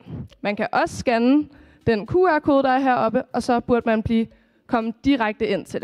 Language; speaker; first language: Danish; native; Danish